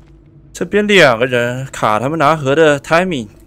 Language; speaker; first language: Chinese; native; Chinese